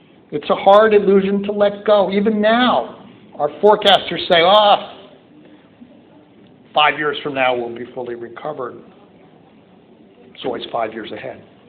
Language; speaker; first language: English; native; English